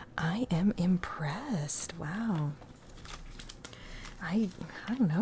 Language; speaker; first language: English; native; English